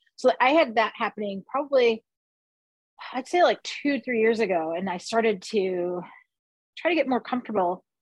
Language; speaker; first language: English; native; English